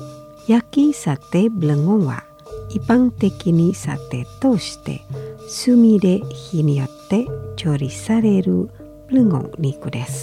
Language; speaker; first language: Japanese; non-native, fluent; Indonesian